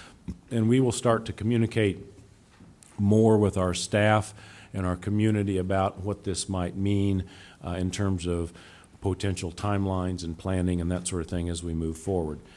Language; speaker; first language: English; native; English